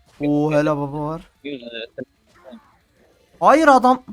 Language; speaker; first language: Turkish; native; Turkish